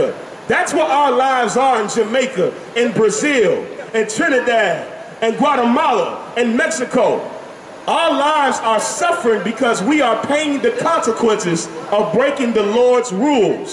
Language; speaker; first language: English; native; English